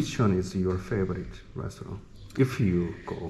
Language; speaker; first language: English; non-native, learner; Korean